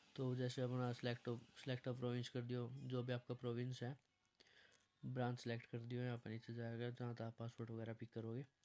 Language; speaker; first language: Hindi; non-native, local second language; Punjabi